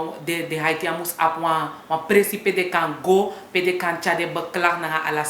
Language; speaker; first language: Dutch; non-native, learner; Haitian Creole